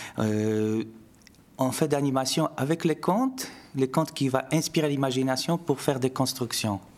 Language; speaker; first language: French; non-native, fluent; Polish